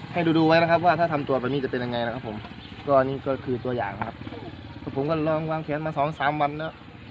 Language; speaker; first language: Thai; native; Thai